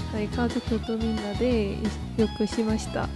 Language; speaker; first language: Japanese; non-native, learner; Korean